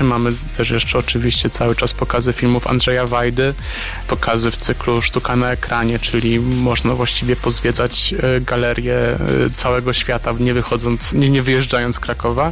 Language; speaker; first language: Polish; native; Polish